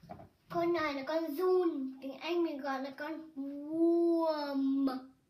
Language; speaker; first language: Vietnamese; early bilingual, heritage; Vietnamese